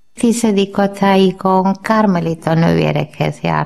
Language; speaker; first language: Hungarian; non-native, learner; Malayalam